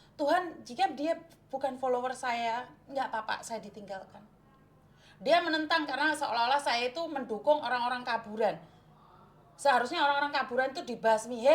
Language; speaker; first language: Indonesian; non-native, local second language; Javanese